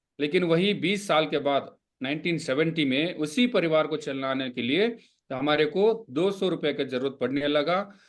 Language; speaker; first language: Hindi; non-native, local second language; Kannada